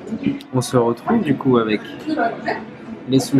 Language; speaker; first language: French; native; French